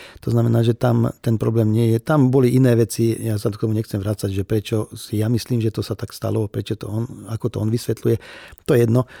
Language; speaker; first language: Slovak; non-native, local second language; Hungarian